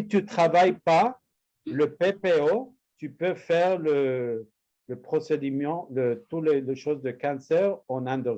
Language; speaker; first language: French; non-native, learner; Spanish